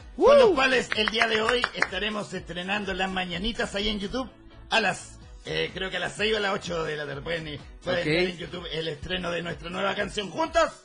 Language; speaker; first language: Spanish; native; Spanish